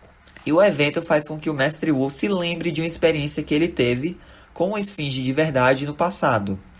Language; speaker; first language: Portuguese; native; Portuguese